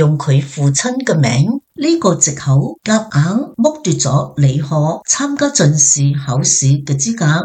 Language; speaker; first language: Chinese; native; Chinese